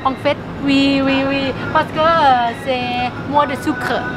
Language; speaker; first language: French; non-native, learner; Thai